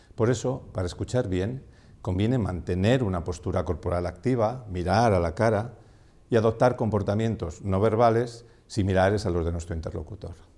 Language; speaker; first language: Spanish; non-native, local second language; Catalan